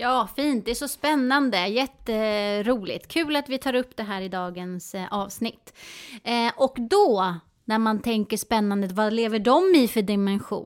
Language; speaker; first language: Swedish; native; Swedish